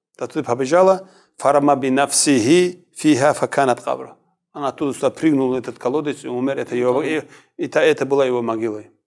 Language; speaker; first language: Russian; non-native, local second language; Kumyk